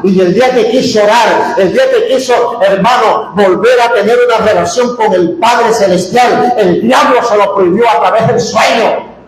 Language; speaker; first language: Spanish; native; Spanish